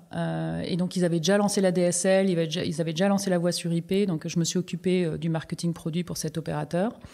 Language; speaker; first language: French; native; French